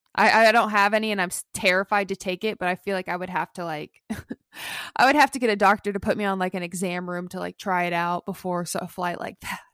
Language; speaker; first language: English; early bilingual, other home language; Italian